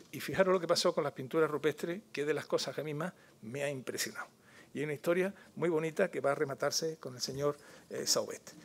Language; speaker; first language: Spanish; native; Spanish